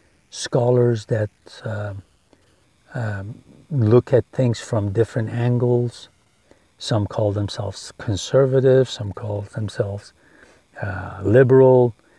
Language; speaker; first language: English; non-native, fluent; Persian